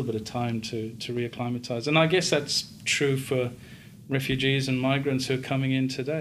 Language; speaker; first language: English; native; English